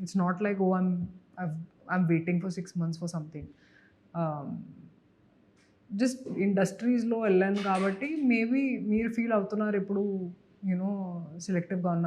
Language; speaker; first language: Telugu; non-native, local second language; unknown